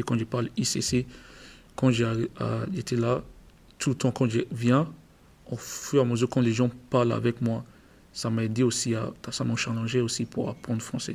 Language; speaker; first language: French; non-native, learner; English